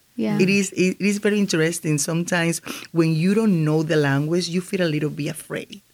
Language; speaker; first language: English; non-native, fluent; Spanish